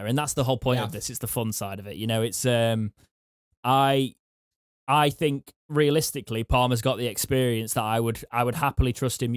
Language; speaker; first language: English; native; English